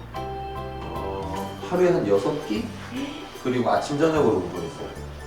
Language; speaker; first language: Korean; native; Korean